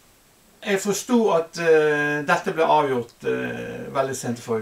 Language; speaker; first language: Norwegian; native; Norwegian